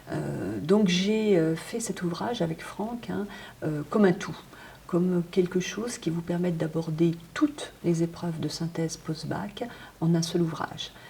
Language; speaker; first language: French; native; French